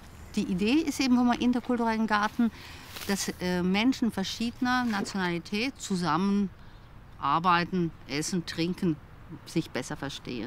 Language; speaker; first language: German; native; German